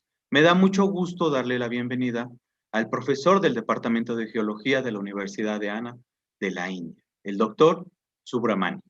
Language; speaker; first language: Spanish; native; Spanish